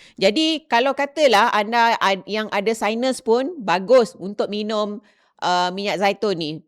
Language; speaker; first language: Malay; native; Malay